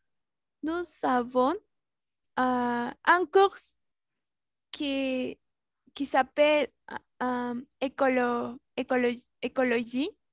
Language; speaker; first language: French; non-native, learner; Spanish